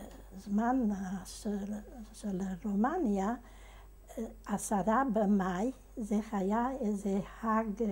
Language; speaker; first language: Hebrew; non-native, fluent; Hungarian